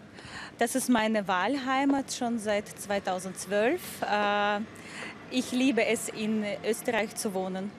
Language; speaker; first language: German; non-native, fluent; Russian